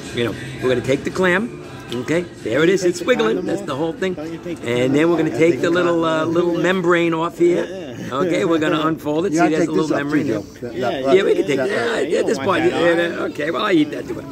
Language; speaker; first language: English; native; English